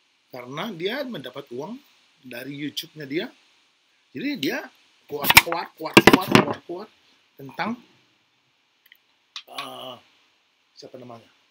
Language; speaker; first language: Indonesian; native; Indonesian